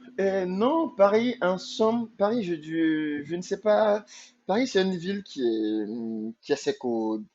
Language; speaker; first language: French; non-native, local second language; Mandingo